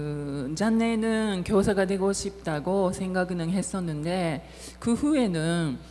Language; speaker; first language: Korean; non-native, fluent; Japanese